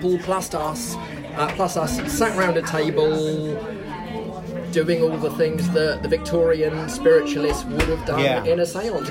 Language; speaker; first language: English; native; English